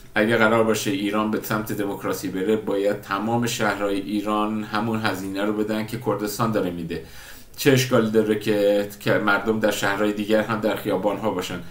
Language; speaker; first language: Persian; non-native, local second language; Kurdish